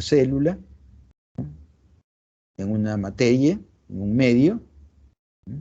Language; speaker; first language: Spanish; native; Spanish